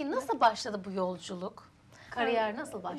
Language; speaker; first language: Turkish; native; Turkish